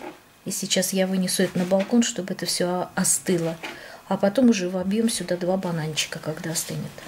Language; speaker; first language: Russian; native; Russian